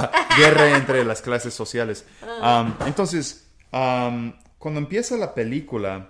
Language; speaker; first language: Spanish; non-native, fluent; English